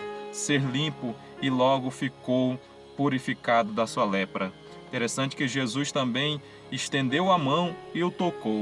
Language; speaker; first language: Portuguese; native; Portuguese